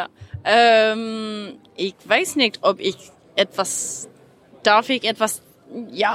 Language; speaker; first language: German; non-native, learner; English